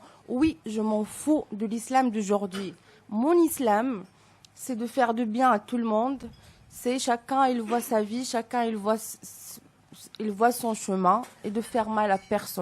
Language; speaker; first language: French; non-native, local second language; Arabic